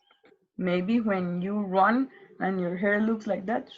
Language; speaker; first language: English; non-native, learner; Spanish